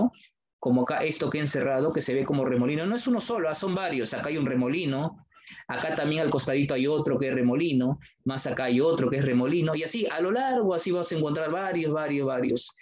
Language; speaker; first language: Spanish; native; Spanish